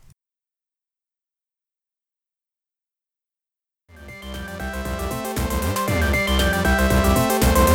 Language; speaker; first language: English; native; English